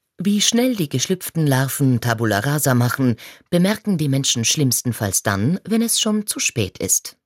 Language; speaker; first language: German; native; German